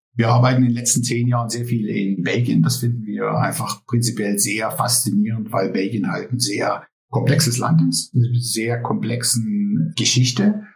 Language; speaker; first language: German; native; German